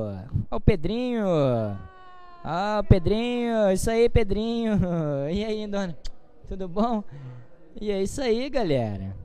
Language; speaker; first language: Portuguese; native; Portuguese